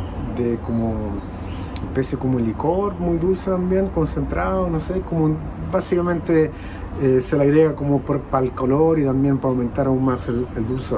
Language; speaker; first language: Spanish; native; Spanish